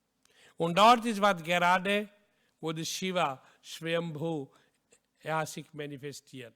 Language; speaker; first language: German; non-native, learner; Hindi